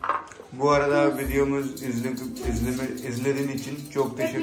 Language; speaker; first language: Turkish; non-native, learner; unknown